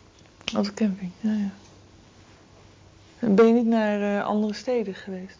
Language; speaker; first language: Dutch; native; Dutch